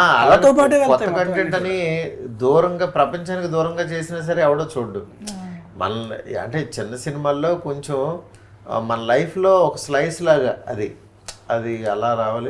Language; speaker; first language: Telugu; native; Telugu